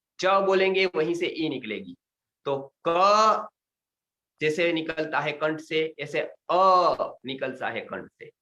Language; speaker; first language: Hindi; non-native, local second language; Gujarati